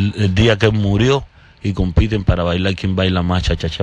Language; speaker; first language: Spanish; native; Spanish